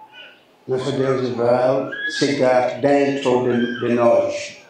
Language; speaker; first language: Portuguese; non-native, learner; Lingala